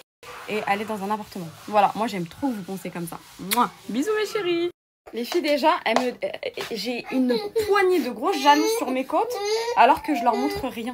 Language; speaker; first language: French; native; French